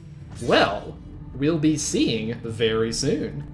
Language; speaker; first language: English; native; English